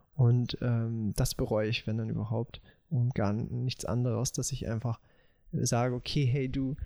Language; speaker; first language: German; native; German